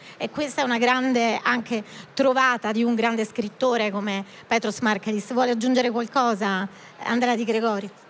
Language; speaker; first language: Italian; native; Italian